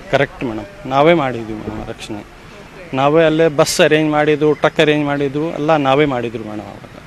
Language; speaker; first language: Kannada; non-native, fluent; Kashmiri